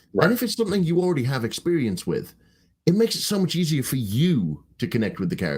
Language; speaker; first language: English; native; English